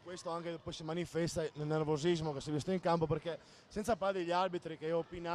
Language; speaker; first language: Italian; native; Italian